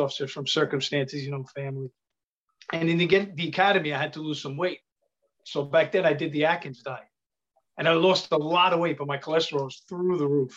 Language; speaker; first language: English; native; English